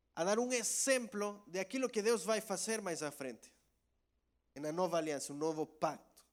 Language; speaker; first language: Portuguese; non-native, learner; Spanish